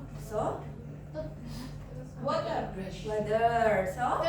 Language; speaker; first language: English; non-native, learner; Indonesian